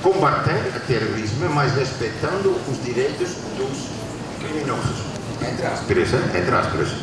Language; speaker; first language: Portuguese; non-native, fluent; Dutch